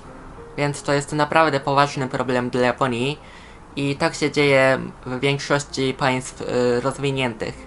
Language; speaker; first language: Polish; non-native, fluent; Japanese